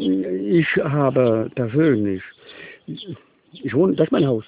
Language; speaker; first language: German; non-native, local second language; Luxembourgish